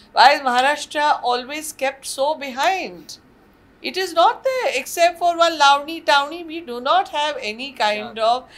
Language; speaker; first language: English; non-native, local second language; Marathi